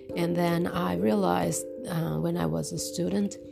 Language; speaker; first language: English; non-native, learner; Japanese